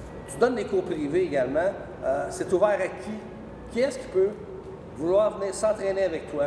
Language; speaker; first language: French; native; French